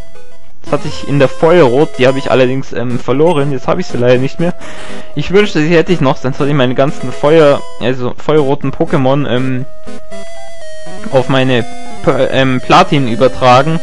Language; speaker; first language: German; native; German